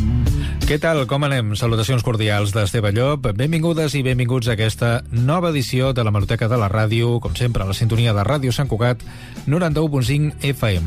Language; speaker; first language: Catalan; native; Catalan